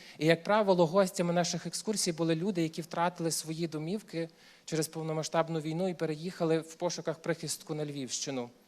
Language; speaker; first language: Ukrainian; native; Ukrainian